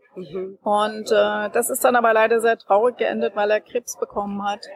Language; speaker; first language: German; native; German